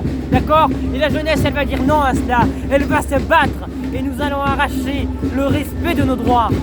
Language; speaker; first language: French; native; French